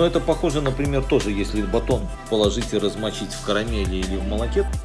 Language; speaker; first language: Russian; native; Russian